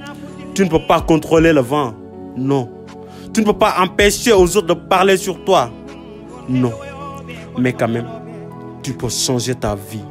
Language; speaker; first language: French; non-native, local second language; Wolof